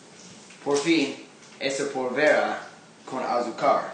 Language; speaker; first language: Spanish; non-native, learner; English